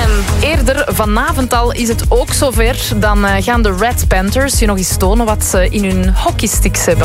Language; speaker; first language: Dutch; native; Dutch